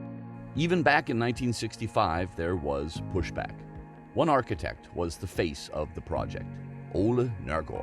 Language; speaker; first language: English; native; English